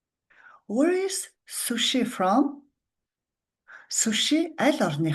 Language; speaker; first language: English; non-native, fluent; Mongolian